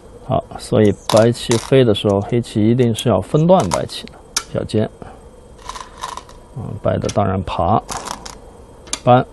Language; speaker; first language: Chinese; native; Chinese